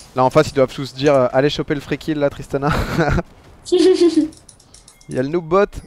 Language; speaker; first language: French; native; French